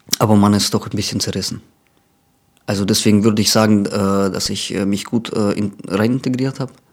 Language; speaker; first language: German; non-native, fluent; Russian